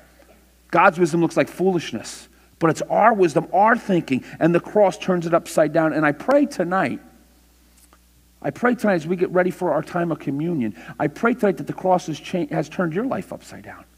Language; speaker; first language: English; native; English